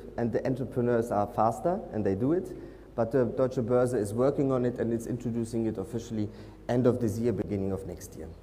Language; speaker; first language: English; non-native, fluent; German